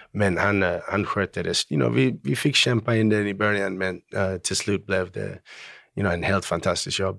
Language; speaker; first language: Swedish; early bilingual, heritage; Swedish